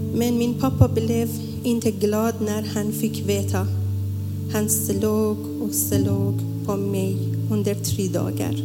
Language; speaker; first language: Swedish; non-native, learner; Persian